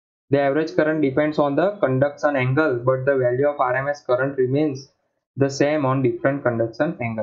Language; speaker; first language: English; non-native, local second language; Gujarati